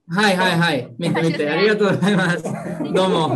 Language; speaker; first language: Japanese; non-native, learner; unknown